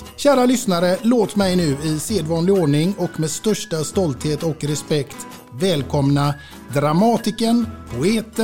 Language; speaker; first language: Swedish; native; Swedish